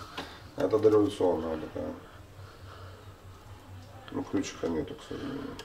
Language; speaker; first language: Russian; native; Russian